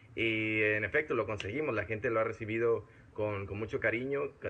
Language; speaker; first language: Spanish; native; Spanish